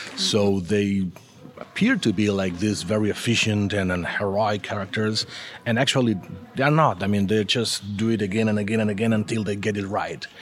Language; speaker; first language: English; non-native, fluent; Spanish